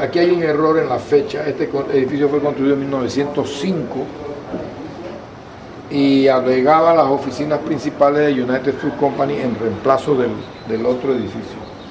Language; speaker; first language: Spanish; native; Spanish